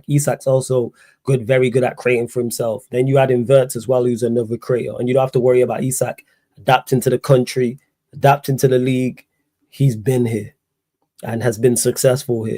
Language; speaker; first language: English; native; English